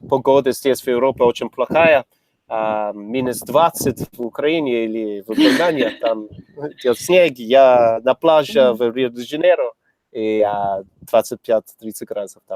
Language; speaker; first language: Russian; non-native, learner; English